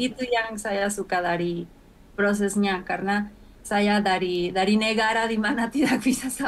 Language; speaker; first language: Indonesian; non-native, fluent; Spanish